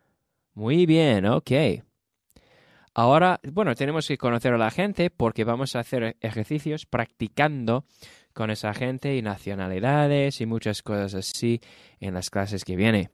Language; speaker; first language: Spanish; non-native, fluent; English